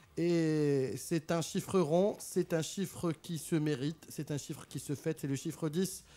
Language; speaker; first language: French; non-native, local second language; Arabic